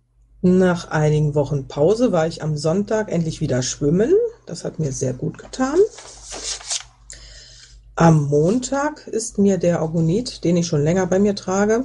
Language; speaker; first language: German; native; German